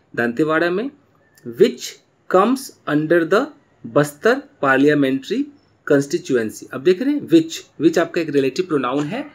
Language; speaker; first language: Hindi; native; Hindi